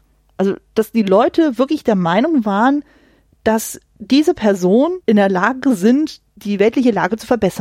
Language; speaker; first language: German; native; German